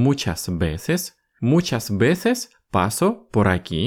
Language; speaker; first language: Spanish; non-native, fluent; Russian